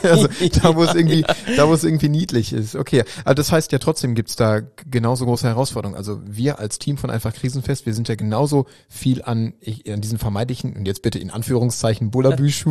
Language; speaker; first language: German; native; German